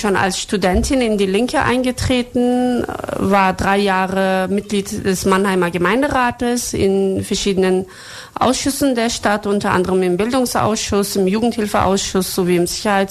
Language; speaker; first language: German; early bilingual, other home language; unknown